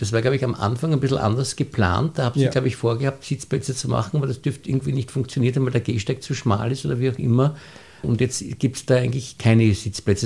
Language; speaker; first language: German; native; German